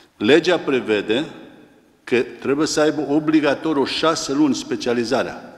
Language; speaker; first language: Romanian; native; Romanian